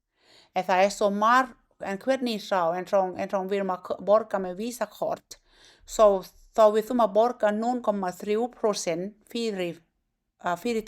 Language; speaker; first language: Icelandic; non-native, learner; Thai